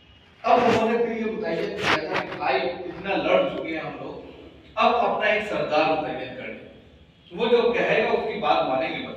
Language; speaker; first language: Urdu; native; Urdu